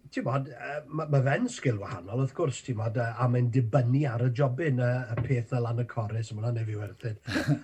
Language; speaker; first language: Welsh; native; Welsh